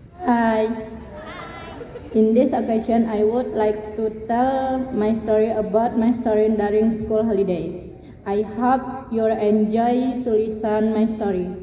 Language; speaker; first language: English; non-native, learner; Indonesian